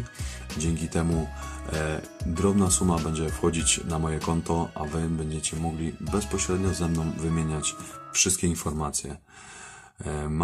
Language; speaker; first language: Polish; native; Polish